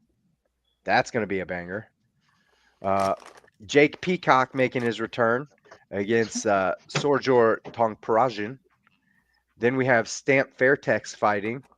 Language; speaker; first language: English; native; English